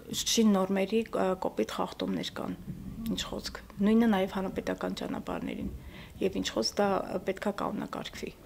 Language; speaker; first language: Armenian; native; Armenian